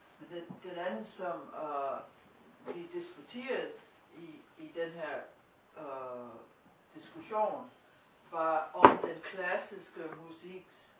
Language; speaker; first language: Danish; non-native, fluent; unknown